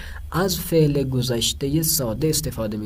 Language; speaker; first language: Persian; non-native, fluent; Urdu